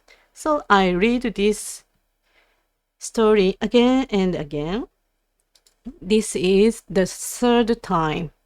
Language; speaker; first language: English; non-native, learner; Japanese